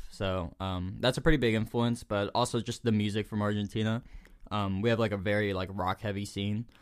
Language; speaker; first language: English; early bilingual, other home language; Spanish